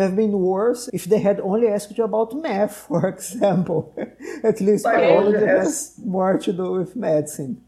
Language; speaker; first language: English; non-native, fluent; Portuguese